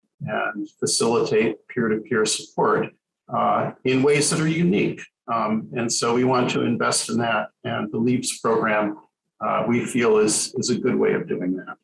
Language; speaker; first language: English; native; English